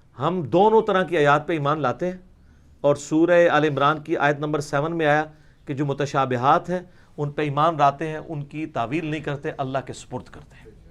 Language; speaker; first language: Urdu; non-native, local second language; Punjabi